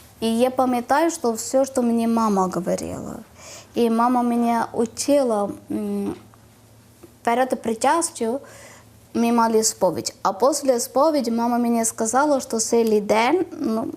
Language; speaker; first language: Ukrainian; non-native, learner; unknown